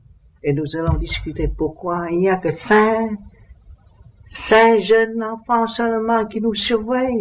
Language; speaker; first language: French; non-native, learner; Vietnamese